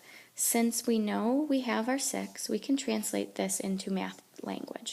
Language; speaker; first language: English; native; English